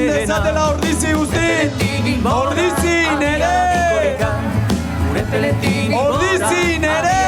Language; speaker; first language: Basque; native; Basque